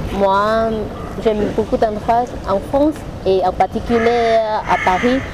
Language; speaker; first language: French; non-native, fluent; Vietnamese